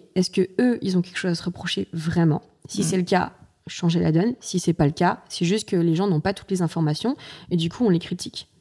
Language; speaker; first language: French; native; French